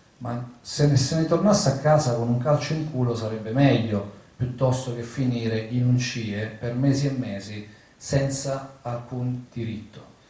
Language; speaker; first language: Italian; native; Italian